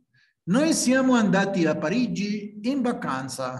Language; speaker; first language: Italian; non-native, fluent; Spanish